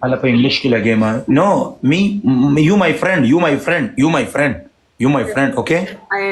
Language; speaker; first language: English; non-native, learner; Pashto